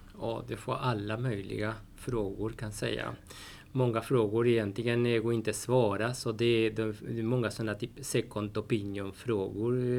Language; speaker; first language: Swedish; non-native, fluent; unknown